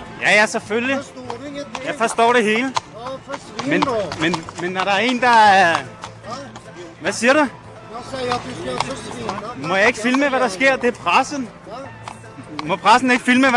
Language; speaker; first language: Danish; native; Danish